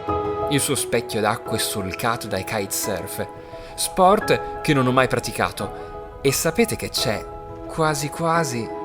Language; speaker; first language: Italian; native; Italian